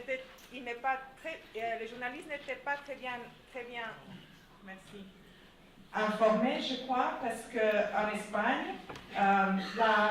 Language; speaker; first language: French; non-native, fluent; Spanish